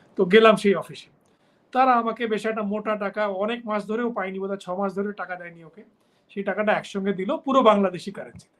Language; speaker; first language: Bangla; native; Bangla